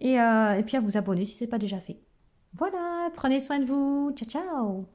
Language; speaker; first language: French; native; French